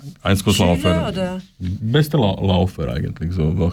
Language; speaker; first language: German; non-native, learner; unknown